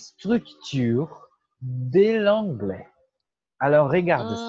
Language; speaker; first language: French; non-native, fluent; Portuguese